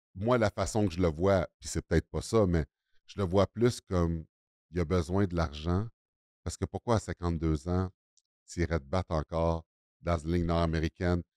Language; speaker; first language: French; native; French